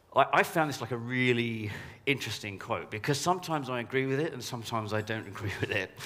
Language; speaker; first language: English; native; English